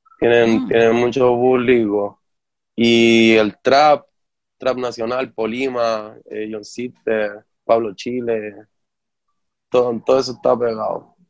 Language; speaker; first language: Spanish; native; Spanish